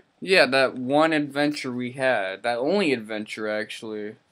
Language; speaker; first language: English; native; English